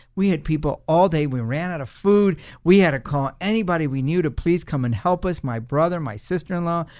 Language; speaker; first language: English; early bilingual, other home language; Spanish